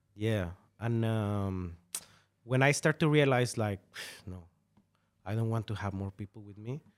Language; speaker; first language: English; non-native, fluent; Spanish